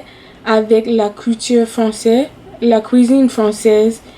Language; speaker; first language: French; non-native, fluent; English